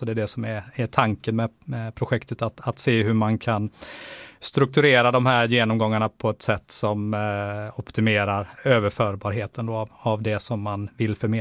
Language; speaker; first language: Swedish; native; Swedish